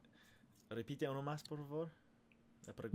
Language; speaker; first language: Spanish; non-native, learner; English